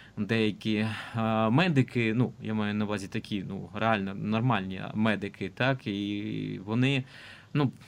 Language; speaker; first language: Ukrainian; non-native, local second language; Russian